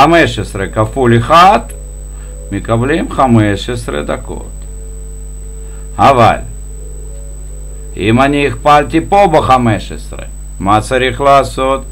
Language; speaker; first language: Hebrew; non-native, fluent; Russian